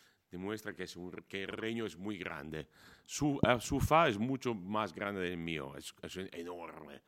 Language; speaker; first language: Spanish; non-native, fluent; Italian